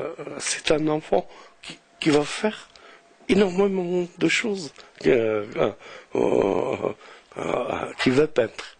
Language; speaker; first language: French; non-native, local second language; Arabic